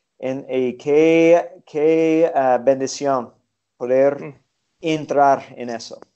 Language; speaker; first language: Spanish; non-native, fluent; English